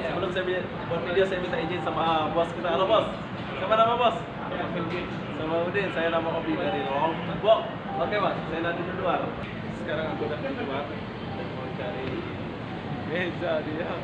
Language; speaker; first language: Indonesian; non-native, local second language; Sasak